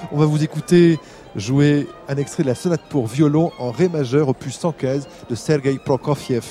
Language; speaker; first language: French; native; French